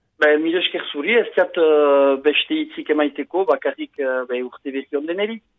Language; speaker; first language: Basque; non-native, local second language; French